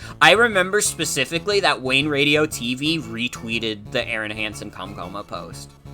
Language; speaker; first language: English; native; English